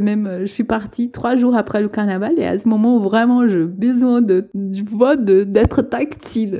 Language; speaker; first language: French; non-native, local second language; Portuguese